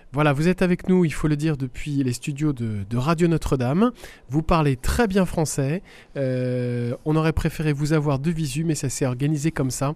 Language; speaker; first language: French; native; French